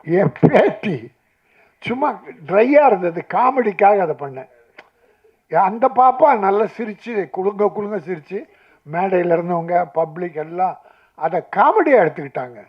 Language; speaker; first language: Tamil; native; Tamil